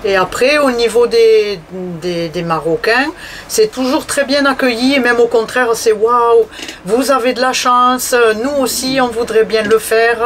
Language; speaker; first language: French; native; French